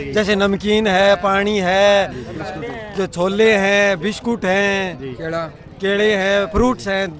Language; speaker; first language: Hindi; native; Hindi